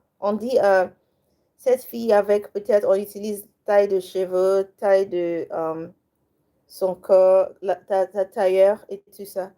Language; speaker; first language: French; non-native, learner; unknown